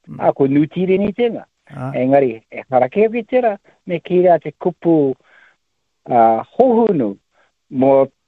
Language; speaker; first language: Māori; native; Māori